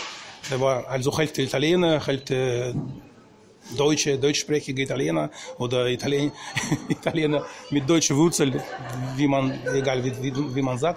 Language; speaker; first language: German; non-native, fluent; Russian